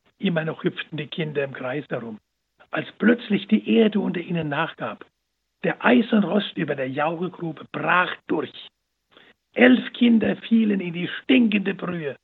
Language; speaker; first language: German; native; German